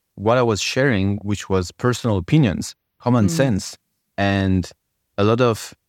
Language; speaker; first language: English; non-native, fluent; French